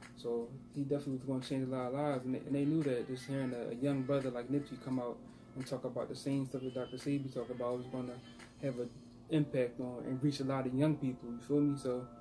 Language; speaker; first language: English; native; English